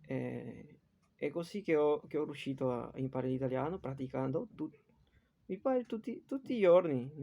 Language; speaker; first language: Italian; non-native, learner; Spanish